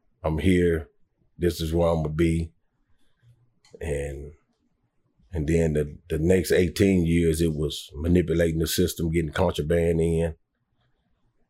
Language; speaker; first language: English; native; English